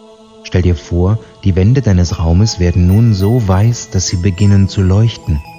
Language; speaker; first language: German; native; German